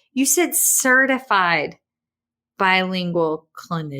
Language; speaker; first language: English; native; English